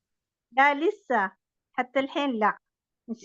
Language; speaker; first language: Arabic; non-native, learner; Malayalam